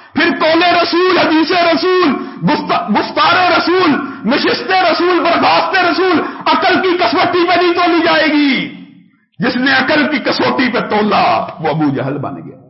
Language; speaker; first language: Urdu; native; Urdu